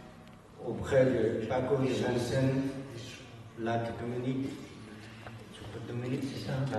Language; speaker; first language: French; non-native, fluent; Tibetan